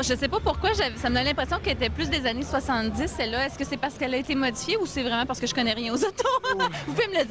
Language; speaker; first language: French; native; French